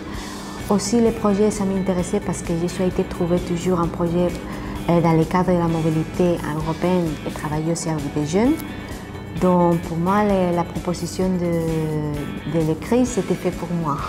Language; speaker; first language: French; non-native, fluent; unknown